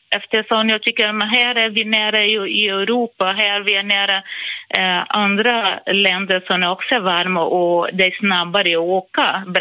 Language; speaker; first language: Swedish; non-native, fluent; Portuguese